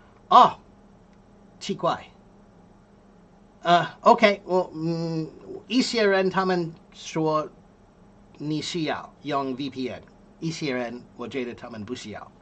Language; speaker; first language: Chinese; non-native, learner; English